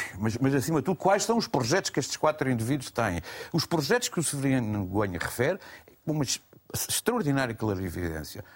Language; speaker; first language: Portuguese; native; Portuguese